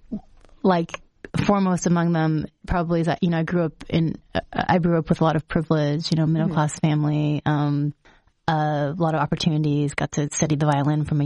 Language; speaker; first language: English; native; English